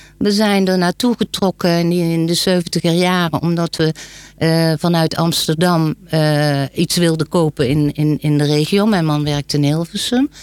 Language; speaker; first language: Dutch; native; Dutch